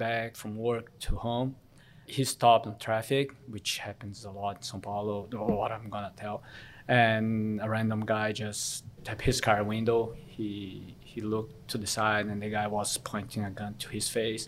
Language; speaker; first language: English; non-native, fluent; Korean